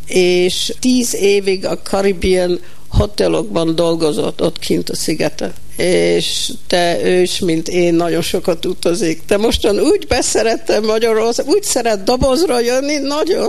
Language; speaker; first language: Hungarian; early bilingual, heritage; Hungarian